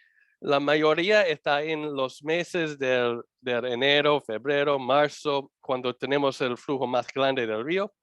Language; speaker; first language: Spanish; non-native, learner; English